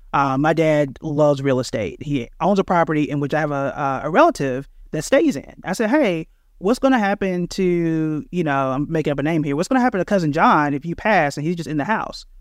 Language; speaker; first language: English; native; English